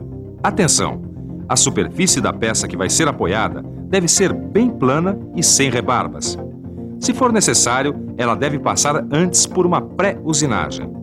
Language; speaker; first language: Portuguese; native; Portuguese